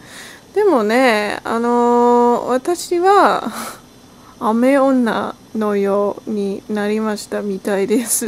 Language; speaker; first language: Japanese; non-native, learner; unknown